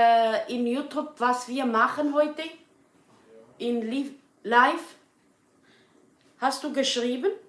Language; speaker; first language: German; non-native, learner; Kurdish